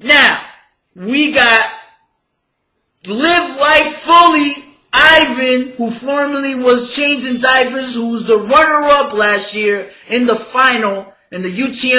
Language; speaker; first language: English; native; English